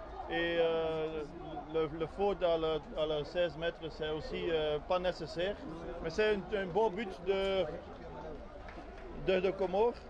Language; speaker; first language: French; non-native, learner; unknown